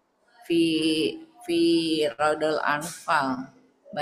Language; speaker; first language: Arabic; non-native, learner; Indonesian